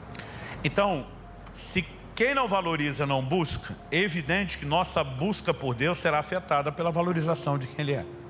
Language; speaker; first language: Portuguese; native; Portuguese